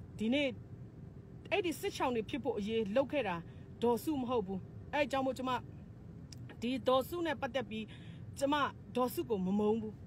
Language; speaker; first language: Burmese; non-native, local second language; Kachin